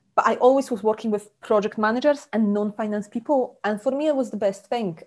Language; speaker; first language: English; non-native, fluent; Polish